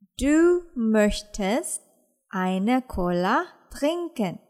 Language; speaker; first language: German; non-native, fluent; Indonesian